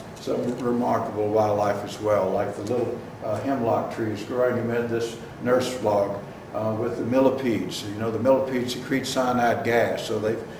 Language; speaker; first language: English; native; English